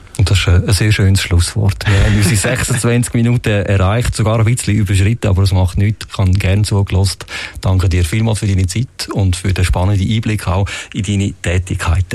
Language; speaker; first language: German; native; German